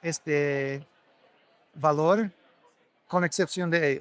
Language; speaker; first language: Spanish; non-native, learner; English